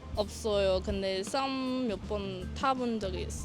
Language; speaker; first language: Korean; non-native, learner; Chinese